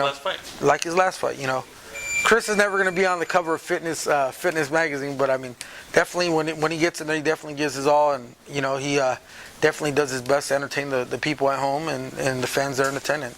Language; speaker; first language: English; native; English